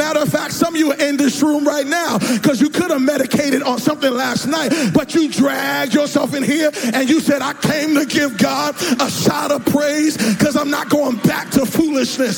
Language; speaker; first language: English; native; English